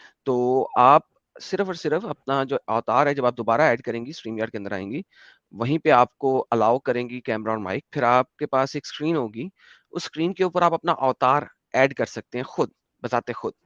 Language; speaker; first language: Hindi; native; Hindi